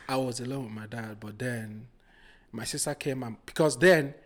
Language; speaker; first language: English; non-native, local second language; Igbo